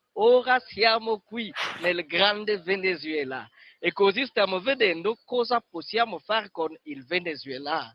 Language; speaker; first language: Italian; non-native, fluent; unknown